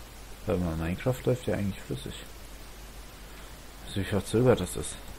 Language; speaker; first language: German; native; German